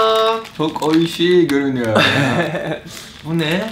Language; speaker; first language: Turkish; non-native, fluent; Portuguese